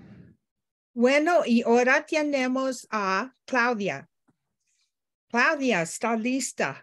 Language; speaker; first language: Spanish; non-native, learner; English